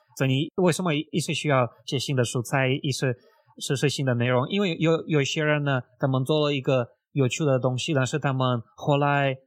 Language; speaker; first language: Chinese; non-native, fluent; Russian